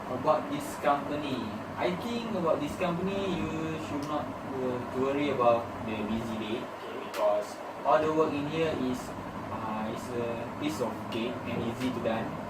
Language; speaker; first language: English; non-native, learner; Malay